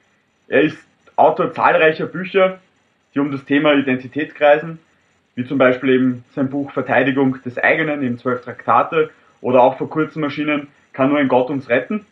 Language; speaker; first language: German; native; German